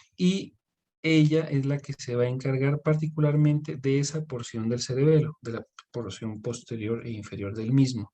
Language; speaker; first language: Spanish; native; Spanish